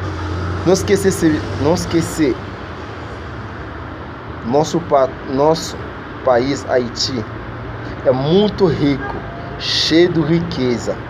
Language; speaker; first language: Portuguese; non-native, learner; Haitian Creole